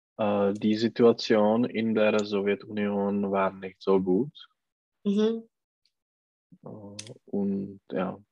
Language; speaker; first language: German; non-native, learner; Czech